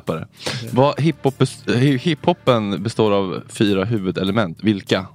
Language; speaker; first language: Swedish; native; Swedish